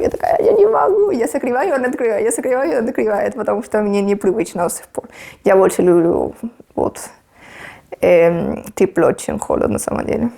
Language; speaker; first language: Russian; non-native, fluent; Spanish